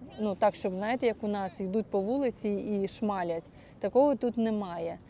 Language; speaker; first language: Ukrainian; non-native, local second language; Russian